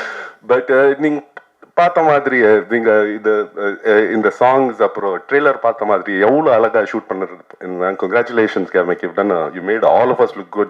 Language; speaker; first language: Tamil; non-native, local second language; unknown